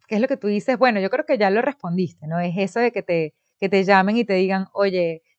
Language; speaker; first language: Spanish; native; Spanish